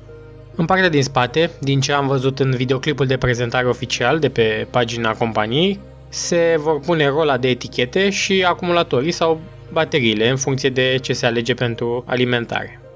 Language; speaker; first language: Romanian; native; Romanian